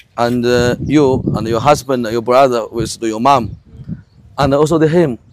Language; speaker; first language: English; non-native, learner; Chinese